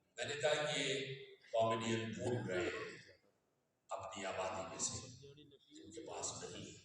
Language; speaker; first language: Urdu; non-native, local second language; Punjabi